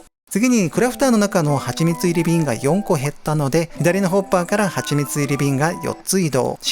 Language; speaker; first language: Japanese; native; Japanese